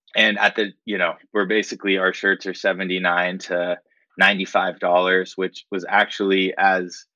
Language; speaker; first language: English; native; English